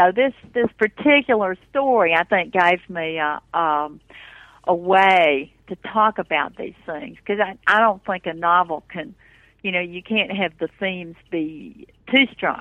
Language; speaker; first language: English; native; English